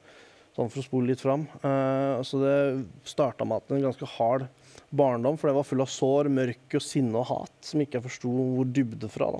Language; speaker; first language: Norwegian; native; Norwegian